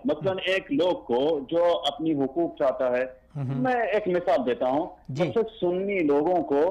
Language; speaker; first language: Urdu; non-native, learner; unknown